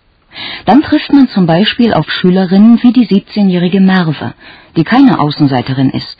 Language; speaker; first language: German; native; German